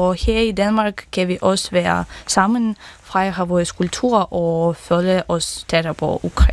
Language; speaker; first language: Danish; non-native, fluent; Ukrainian